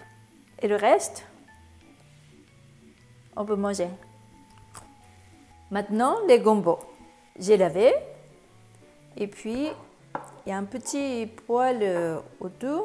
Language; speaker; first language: French; non-native, fluent; Japanese